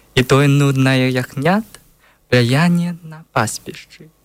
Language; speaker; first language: Belarusian; non-native, learner; Chinese